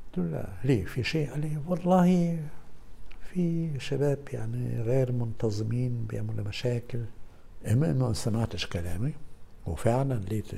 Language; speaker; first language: Arabic; non-native, fluent; German